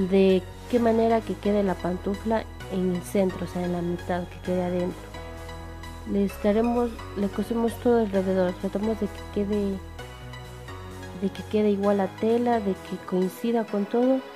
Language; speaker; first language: Spanish; native; Spanish